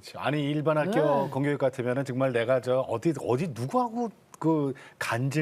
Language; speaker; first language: Korean; native; Korean